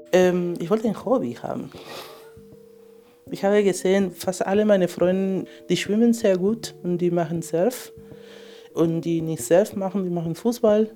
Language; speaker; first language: German; non-native, fluent; Spanish